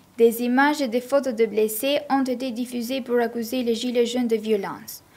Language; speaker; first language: French; non-native, fluent; Albanian